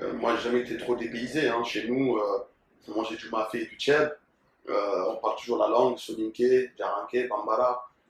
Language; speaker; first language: French; early bilingual, other home language; Soninke